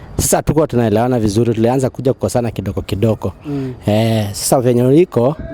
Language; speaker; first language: Swahili; non-native, local second language; Kamba